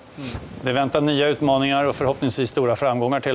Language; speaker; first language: Swedish; native; Swedish